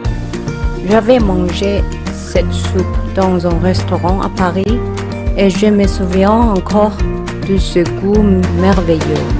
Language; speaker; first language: French; non-native, learner; Korean